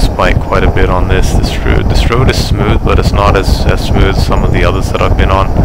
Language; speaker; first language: English; native; English